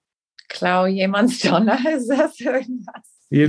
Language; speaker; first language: German; non-native, fluent; English